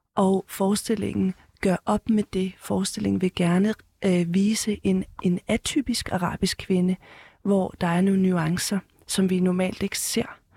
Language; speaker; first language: Danish; early bilingual, heritage; Danish